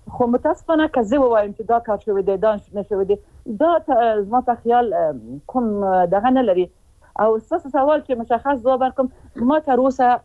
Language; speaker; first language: Pashto; non-native, local second language; Persian